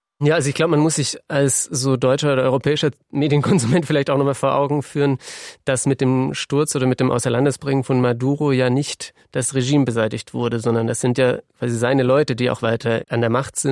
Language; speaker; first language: German; native; German